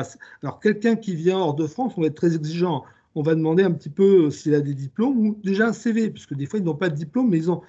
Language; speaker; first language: French; native; French